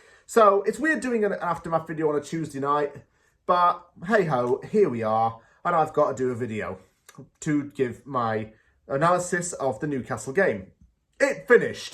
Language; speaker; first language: English; native; English